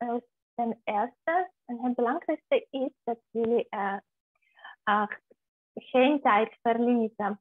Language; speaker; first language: Dutch; non-native, fluent; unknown